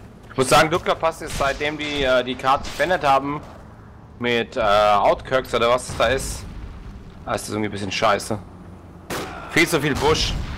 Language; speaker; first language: German; native; German